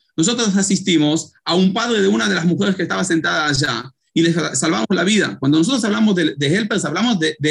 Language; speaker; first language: Spanish; early bilingual, heritage; Hebrew